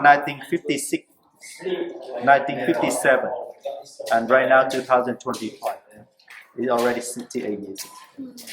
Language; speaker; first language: English; non-native, learner; Vietnamese